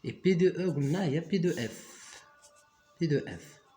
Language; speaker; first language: French; non-native, local second language; Arabic